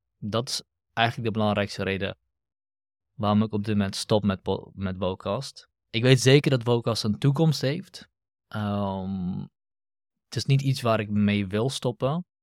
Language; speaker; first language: Dutch; early bilingual, other home language; Kurdish